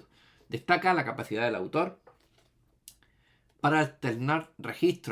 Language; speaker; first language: Spanish; native; Spanish